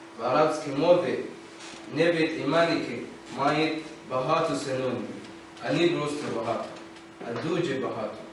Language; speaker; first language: Ukrainian; non-native, learner; Arabic